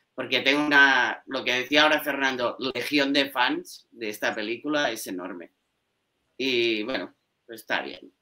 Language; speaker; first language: Spanish; native; Spanish